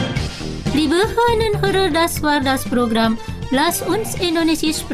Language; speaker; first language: German; non-native, fluent; Indonesian